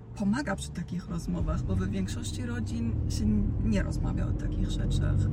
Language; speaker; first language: Polish; non-native, fluent; Croatian